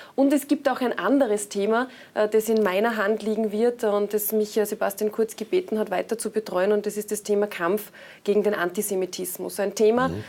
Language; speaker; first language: German; native; German